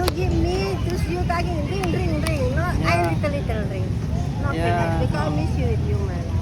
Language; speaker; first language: English; non-native, learner; Indonesian